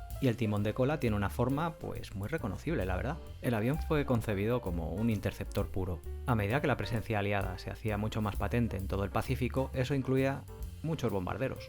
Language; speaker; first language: Spanish; native; Spanish